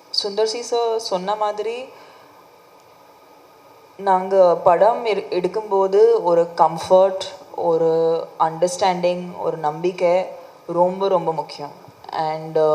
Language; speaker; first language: Tamil; non-native, fluent; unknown